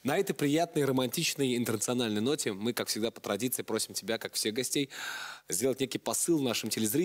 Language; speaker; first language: Russian; native; Russian